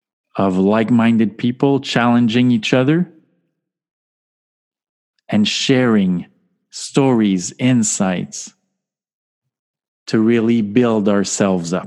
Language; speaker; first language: English; non-native, fluent; French